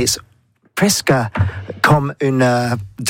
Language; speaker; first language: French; non-native, learner; English